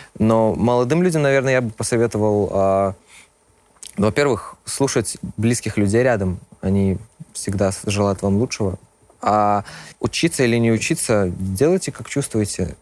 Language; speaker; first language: Russian; native; Russian